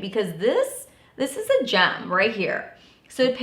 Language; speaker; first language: English; native; English